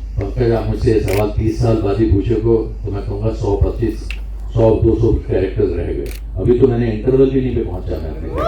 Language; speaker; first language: Hindi; native; Hindi